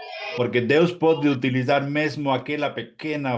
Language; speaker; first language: Portuguese; non-native, fluent; Spanish